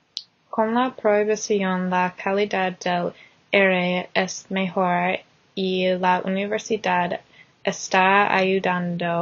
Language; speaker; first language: Spanish; non-native, learner; English